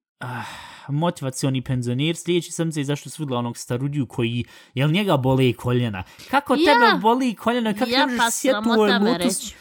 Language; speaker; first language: Bosnian; early bilingual, heritage; Bosnian